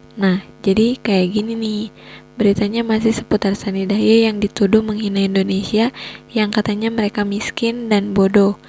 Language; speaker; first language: Indonesian; native; Indonesian